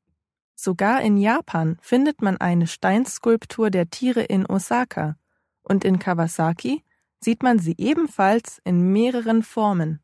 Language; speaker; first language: German; native; German